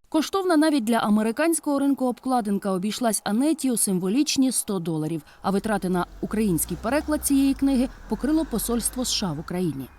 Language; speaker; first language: Ukrainian; native; Ukrainian